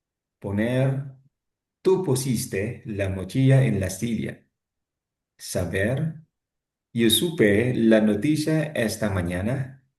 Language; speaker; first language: Spanish; non-native, learner; Filipino